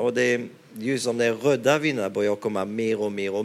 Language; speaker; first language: Swedish; non-native, fluent; French